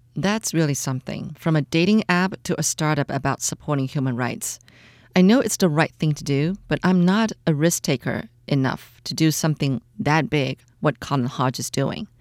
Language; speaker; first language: English; non-native, fluent; Chinese